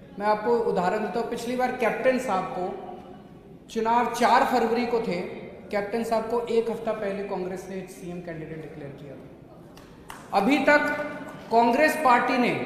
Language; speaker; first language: Hindi; native; Hindi